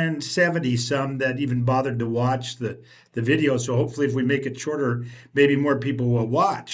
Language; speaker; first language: English; native; English